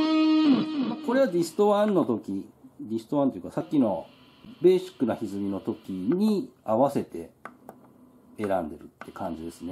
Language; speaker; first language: Japanese; native; Japanese